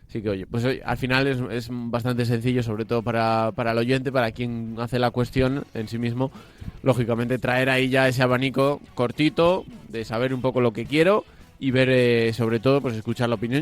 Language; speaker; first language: Spanish; native; Spanish